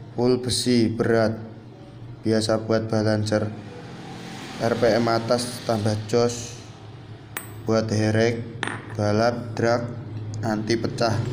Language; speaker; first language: Indonesian; non-native, local second language; Javanese